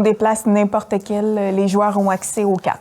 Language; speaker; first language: French; native; French